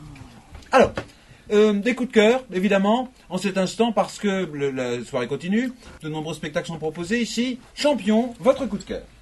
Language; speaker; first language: French; native; French